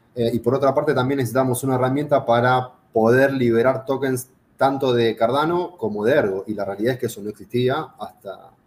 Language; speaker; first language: Spanish; native; Spanish